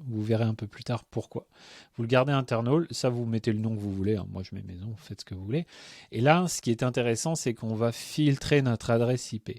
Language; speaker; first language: French; native; French